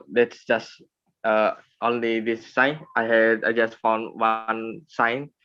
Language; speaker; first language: English; non-native, learner; Indonesian